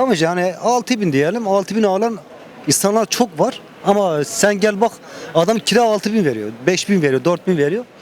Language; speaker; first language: Turkish; early bilingual, heritage; Turkish